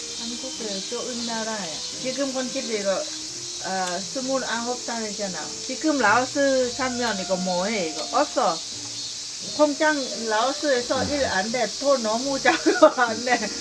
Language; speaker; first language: Korean; non-native, learner; Lao